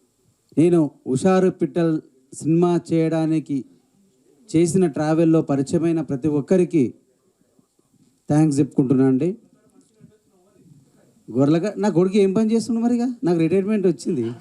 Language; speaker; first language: Telugu; native; Telugu